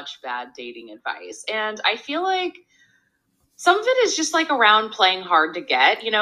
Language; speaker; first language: English; native; English